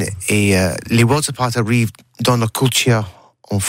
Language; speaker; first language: French; non-native, learner; English